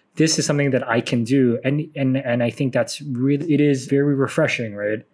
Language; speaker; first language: English; native; English